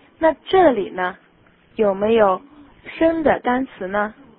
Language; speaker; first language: Chinese; native; Chinese